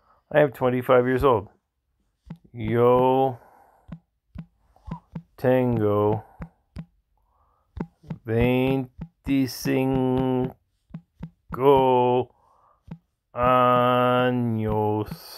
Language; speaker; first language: Spanish; non-native, learner; English